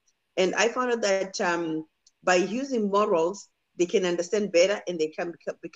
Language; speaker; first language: English; non-native, local second language; Shona